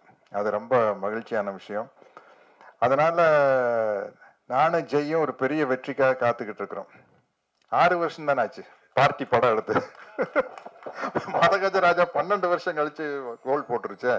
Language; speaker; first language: Tamil; native; Tamil